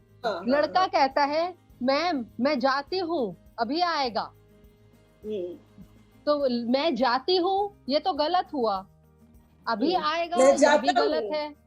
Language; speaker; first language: Hindi; native; Hindi